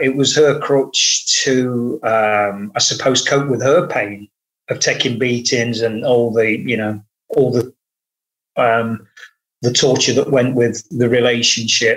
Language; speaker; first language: English; native; English